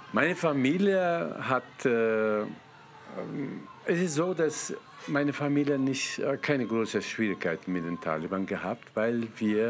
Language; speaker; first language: German; non-native, fluent; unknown